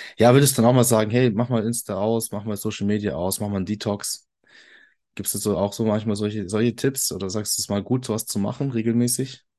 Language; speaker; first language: German; early bilingual, other home language; Italian